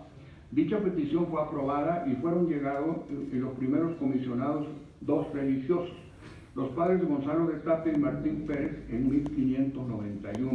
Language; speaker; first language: Spanish; native; Spanish